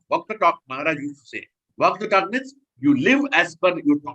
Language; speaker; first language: English; non-native, local second language; Hindi